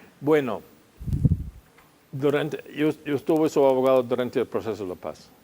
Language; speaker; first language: Spanish; non-native, fluent; English